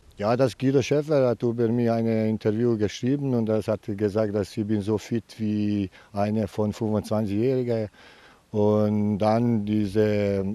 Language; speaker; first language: German; non-native, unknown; Bosnian